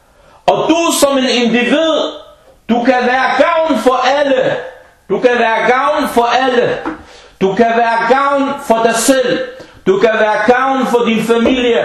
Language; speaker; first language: Danish; non-native, fluent; Arabic